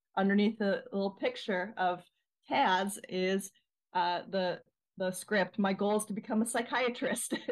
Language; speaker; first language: English; native; English